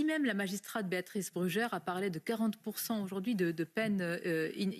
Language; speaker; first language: French; native; French